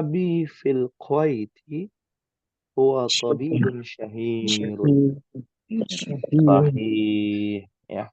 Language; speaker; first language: Arabic; non-native, fluent; Indonesian